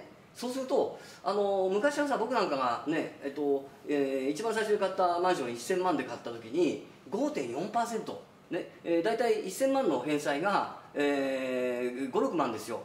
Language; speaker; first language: Japanese; native; Japanese